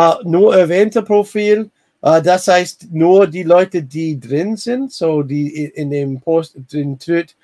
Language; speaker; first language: German; non-native, learner; English